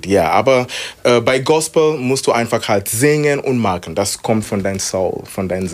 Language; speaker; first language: German; non-native, fluent; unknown